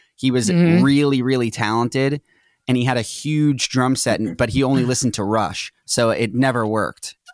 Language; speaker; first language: English; native; English